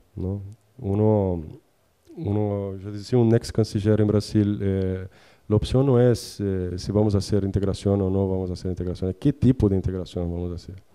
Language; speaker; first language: Spanish; non-native, fluent; Portuguese